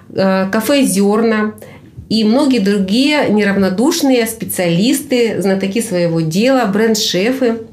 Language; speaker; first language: Russian; native; Russian